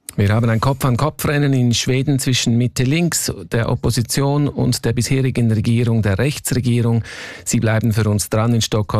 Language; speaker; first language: German; native; German